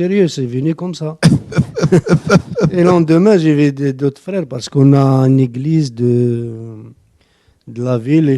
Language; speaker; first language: French; non-native, local second language; Arabic